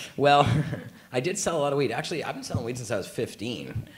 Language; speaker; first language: English; native; English